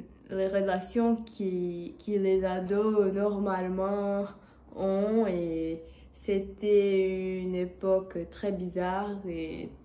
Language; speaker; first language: French; non-native, learner; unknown